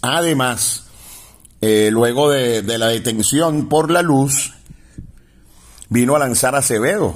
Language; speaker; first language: Spanish; native; Spanish